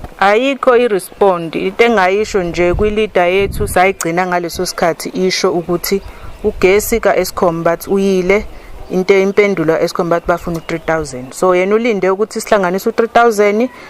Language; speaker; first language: Zulu; native; Zulu